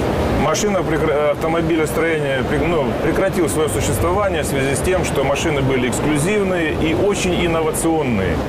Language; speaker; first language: Russian; native; Russian